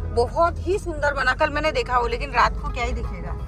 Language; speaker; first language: Hindi; non-native, local second language; Marathi